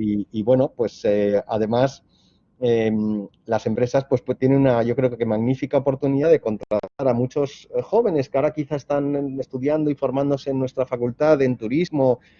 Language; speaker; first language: Spanish; native; Spanish